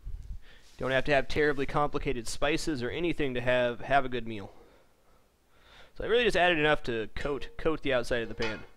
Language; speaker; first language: English; native; English